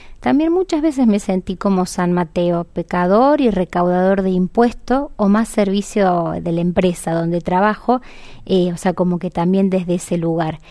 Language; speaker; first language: Spanish; native; Spanish